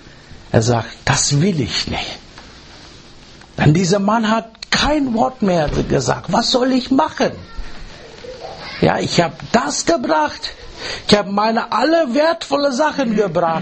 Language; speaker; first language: German; non-native, learner; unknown